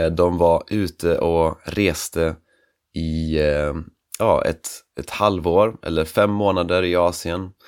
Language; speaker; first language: Swedish; native; Swedish